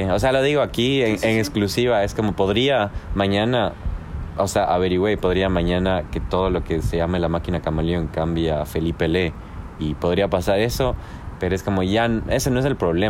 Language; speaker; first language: Spanish; native; Spanish